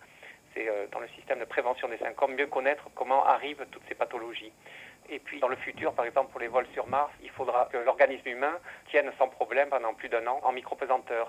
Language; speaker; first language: French; native; French